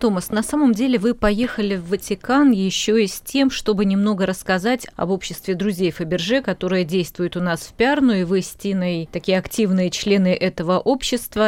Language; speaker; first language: Russian; native; Russian